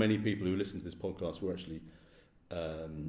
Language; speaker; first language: English; native; English